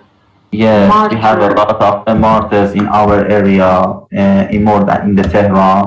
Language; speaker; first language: English; non-native, learner; Persian